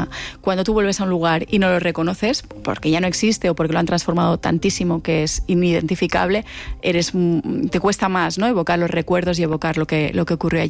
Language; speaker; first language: Spanish; native; Spanish